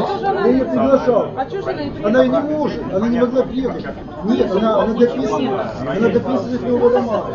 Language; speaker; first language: Russian; native; Russian